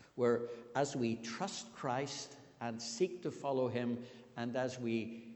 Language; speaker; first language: English; native; English